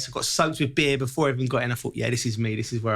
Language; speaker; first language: English; native; English